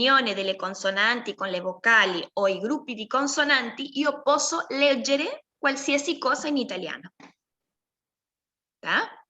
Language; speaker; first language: Italian; non-native, fluent; Spanish